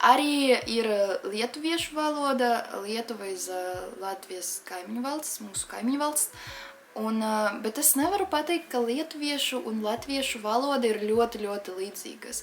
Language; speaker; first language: Latvian; non-native, local second language; Russian